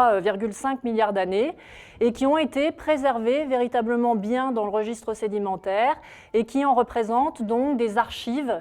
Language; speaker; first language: French; native; French